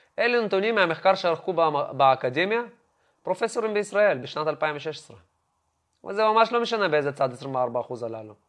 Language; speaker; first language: Hebrew; non-native, fluent; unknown